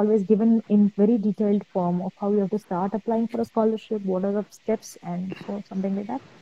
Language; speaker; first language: English; non-native, local second language; Tamil